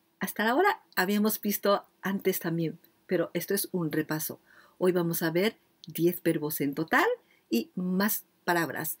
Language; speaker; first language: Spanish; non-native, learner; Japanese